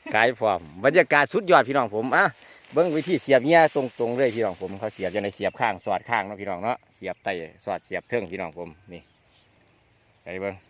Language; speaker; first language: Thai; native; Thai